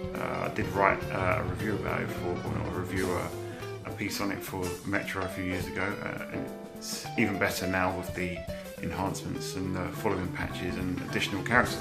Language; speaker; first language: English; native; English